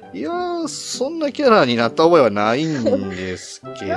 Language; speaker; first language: Japanese; native; Japanese